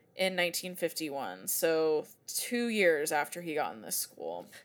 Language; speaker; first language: English; native; English